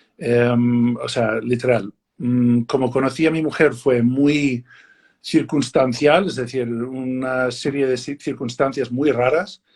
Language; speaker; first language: Spanish; non-native, fluent; English